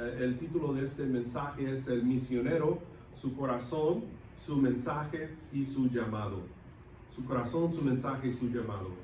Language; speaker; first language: Spanish; non-native, local second language; English